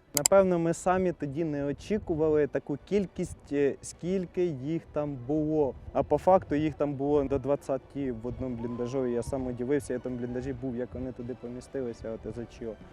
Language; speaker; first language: Ukrainian; non-native, local second language; Russian